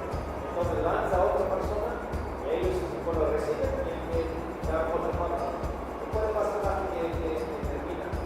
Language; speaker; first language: Spanish; non-native, fluent; English